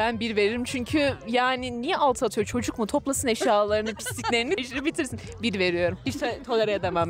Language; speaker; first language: Turkish; native; Turkish